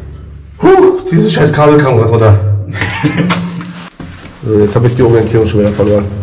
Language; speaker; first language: German; native; German